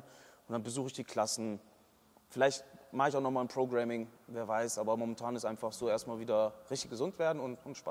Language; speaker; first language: German; native; German